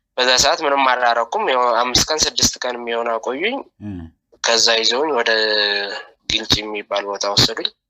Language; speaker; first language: Amharic; non-native, local second language; Tigrinya